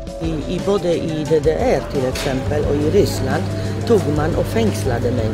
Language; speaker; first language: Swedish; non-native, fluent; Polish